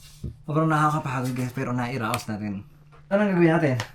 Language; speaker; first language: Filipino; native; Filipino